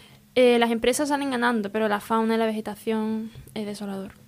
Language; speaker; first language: Spanish; native; Spanish